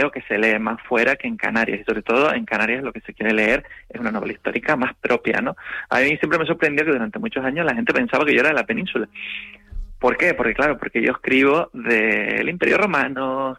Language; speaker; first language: Spanish; native; Spanish